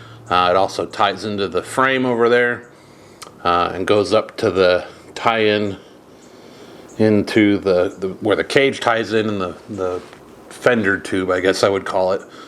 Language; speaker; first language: English; native; English